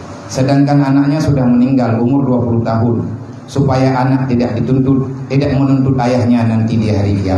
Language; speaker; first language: Indonesian; non-native, local second language; Achinese